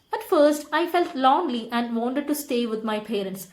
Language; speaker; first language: English; non-native, local second language; Malayalam